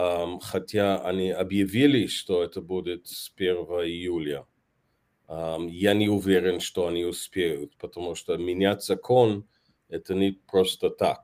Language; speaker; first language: Russian; non-native, fluent; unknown